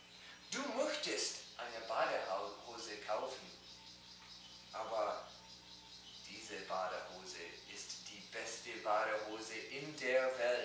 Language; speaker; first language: German; non-native, learner; English